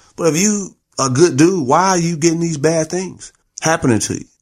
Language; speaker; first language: English; native; English